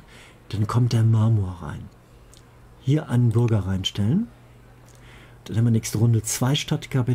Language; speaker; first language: German; native; German